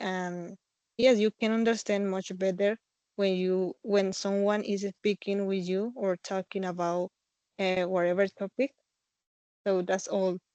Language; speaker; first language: English; non-native, learner; Spanish